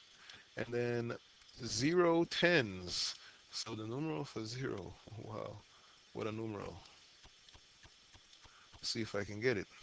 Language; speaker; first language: English; native; English